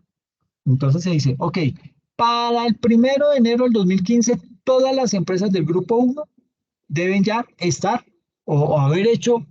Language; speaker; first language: Spanish; native; Spanish